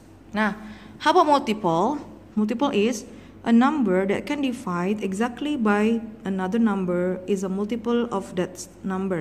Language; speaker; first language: English; non-native, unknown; Indonesian